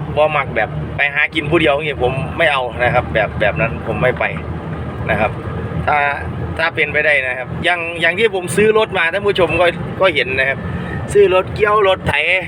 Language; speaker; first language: Thai; non-native, local second language; Northeastern Thai